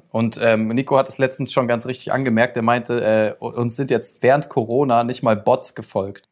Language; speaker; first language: German; early bilingual, other home language; Turkish